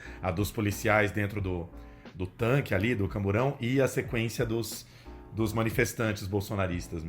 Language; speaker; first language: Portuguese; native; Portuguese